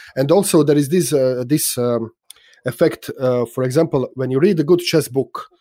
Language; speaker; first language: English; non-native, fluent; Croatian